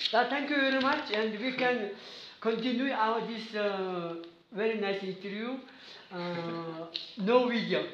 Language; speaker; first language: English; non-native, learner; Mongolian